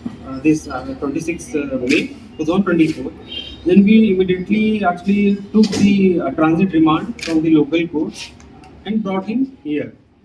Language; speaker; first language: English; non-native, local second language; Hindi